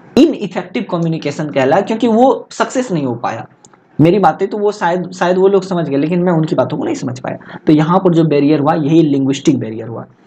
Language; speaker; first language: Hindi; native; Hindi